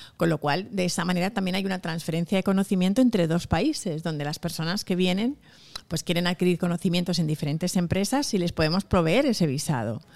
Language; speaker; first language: Spanish; early bilingual, other home language; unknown